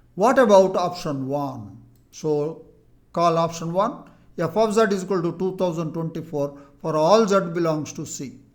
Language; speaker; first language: English; non-native, local second language; Telugu